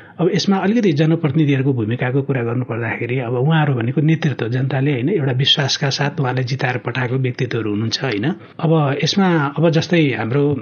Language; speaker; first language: Nepali; native; Nepali